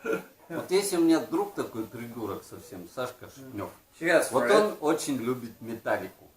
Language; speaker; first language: Russian; native; Russian